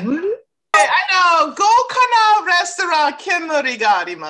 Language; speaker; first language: Japanese; non-native, learner; English